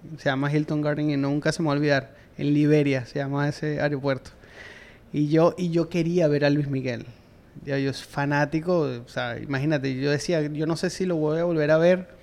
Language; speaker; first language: Spanish; native; Spanish